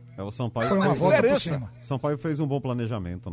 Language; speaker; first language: Portuguese; native; Portuguese